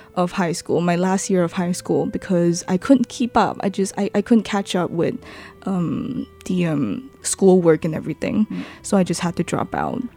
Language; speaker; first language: English; non-native, local second language; Chinese